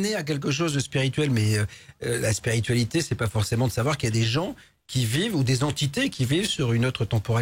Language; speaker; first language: French; native; French